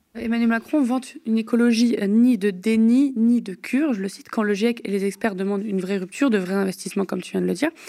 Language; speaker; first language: French; native; French